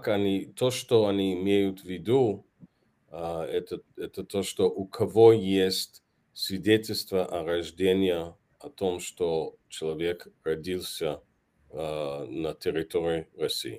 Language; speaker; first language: Russian; non-native, fluent; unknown